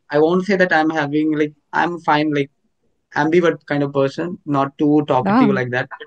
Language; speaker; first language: English; non-native, local second language; Hindi